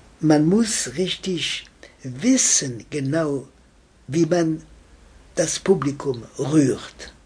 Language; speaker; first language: German; non-native, fluent; French